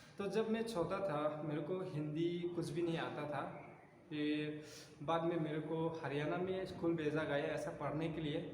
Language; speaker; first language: Hindi; non-native, local second language; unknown